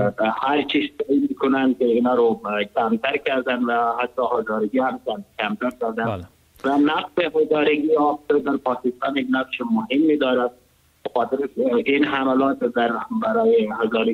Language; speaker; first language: Persian; non-native, learner; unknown